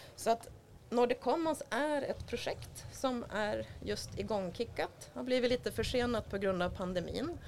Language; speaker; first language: Swedish; native; Swedish